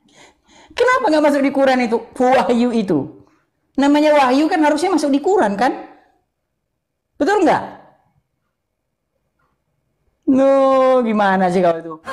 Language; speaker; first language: Indonesian; native; Indonesian